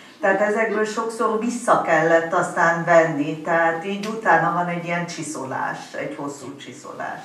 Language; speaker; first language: Hungarian; non-native, fluent; English